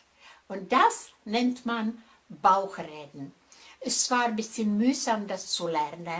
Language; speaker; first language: German; non-native, fluent; Czech